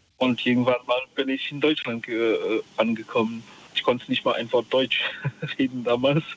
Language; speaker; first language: German; non-native, fluent; Romanian